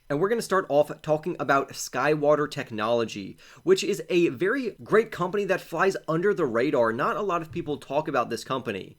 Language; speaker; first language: English; native; English